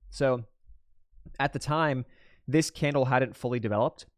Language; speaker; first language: English; native; English